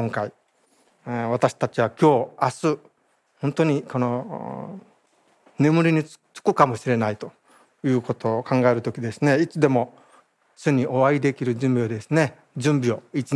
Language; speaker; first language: Japanese; native; Japanese